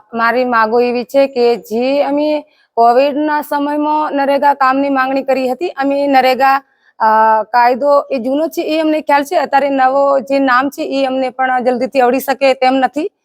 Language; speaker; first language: Gujarati; native; Gujarati